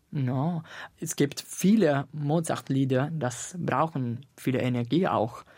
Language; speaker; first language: German; non-native, fluent; Italian